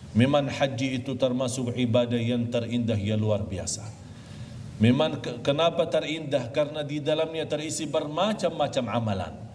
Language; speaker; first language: Malay; non-native, fluent; Arabic